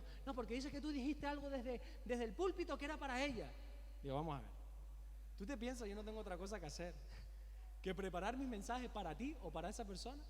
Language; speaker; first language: Spanish; native; Spanish